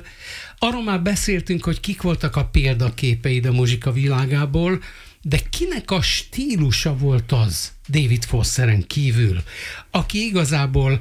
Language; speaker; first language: Hungarian; native; Hungarian